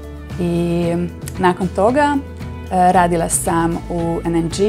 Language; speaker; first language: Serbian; non-native, local second language; Hungarian